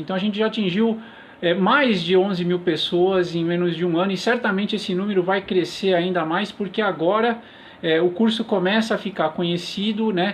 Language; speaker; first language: Portuguese; native; Portuguese